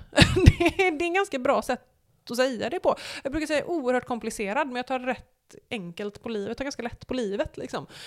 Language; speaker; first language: Swedish; native; Swedish